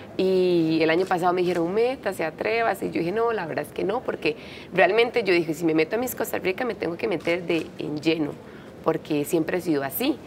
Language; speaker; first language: Spanish; native; Spanish